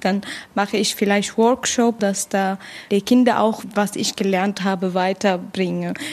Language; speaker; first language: German; non-native, fluent; Arabic